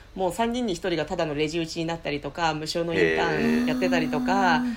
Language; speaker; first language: Japanese; early bilingual, heritage; Finnish